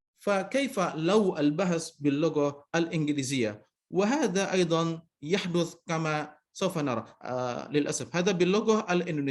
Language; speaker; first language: Arabic; non-native, fluent; Indonesian